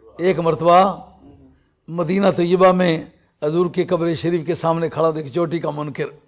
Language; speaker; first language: Urdu; non-native, local second language; Punjabi